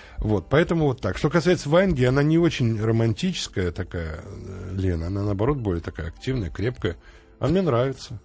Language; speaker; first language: Russian; native; Russian